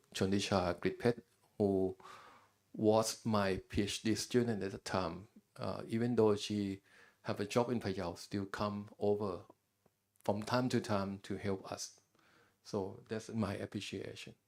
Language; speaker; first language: English; non-native, fluent; Thai